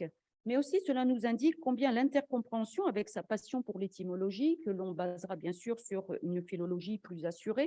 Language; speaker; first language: French; native; French